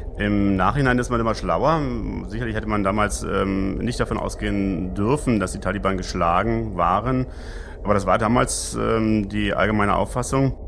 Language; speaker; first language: German; native; German